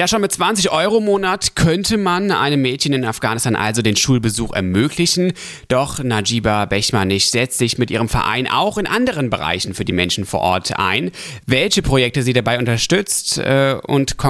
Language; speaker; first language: German; native; German